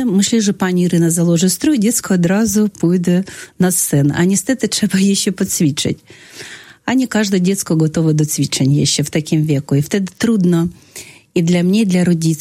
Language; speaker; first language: Polish; non-native, fluent; Russian